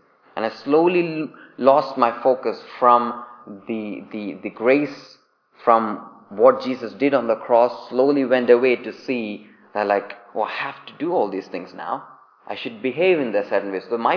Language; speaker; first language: English; non-native, local second language; Malayalam